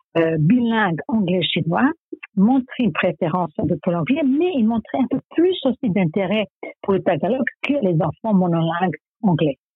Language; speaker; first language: French; non-native, fluent; Serbian